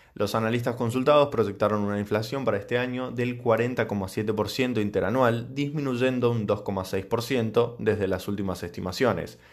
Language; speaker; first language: Spanish; native; Spanish